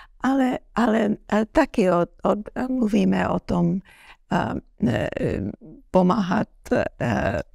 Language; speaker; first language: Czech; early bilingual, heritage; Czech